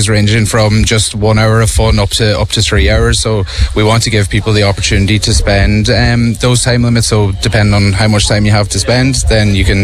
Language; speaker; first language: English; native; English